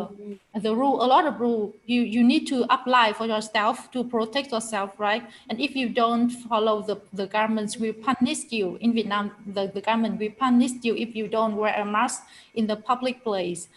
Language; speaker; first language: English; non-native, fluent; Vietnamese